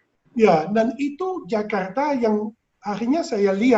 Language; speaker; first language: Indonesian; non-native, fluent; Dutch